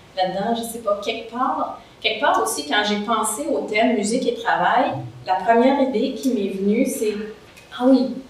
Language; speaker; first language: French; native; French